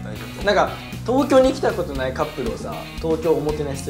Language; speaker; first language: Japanese; native; Japanese